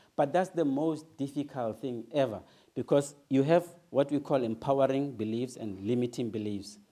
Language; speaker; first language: English; non-native, local second language; Northern Sotho